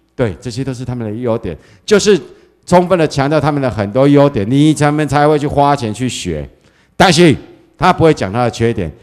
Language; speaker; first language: Chinese; native; Chinese